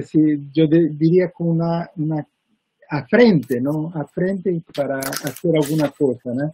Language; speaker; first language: Spanish; non-native, fluent; Portuguese